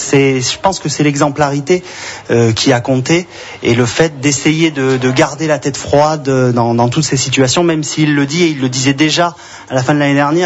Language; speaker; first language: French; native; French